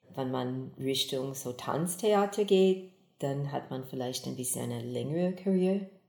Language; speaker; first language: German; non-native, fluent; English